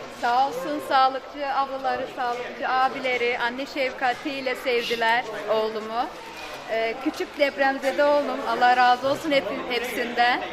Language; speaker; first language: Turkish; native; Turkish